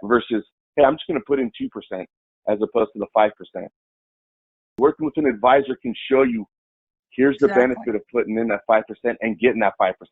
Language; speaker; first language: English; native; English